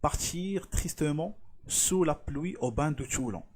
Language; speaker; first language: French; non-native, local second language; Arabic